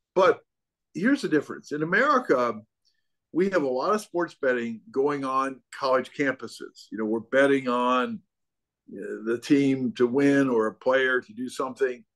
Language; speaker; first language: English; native; English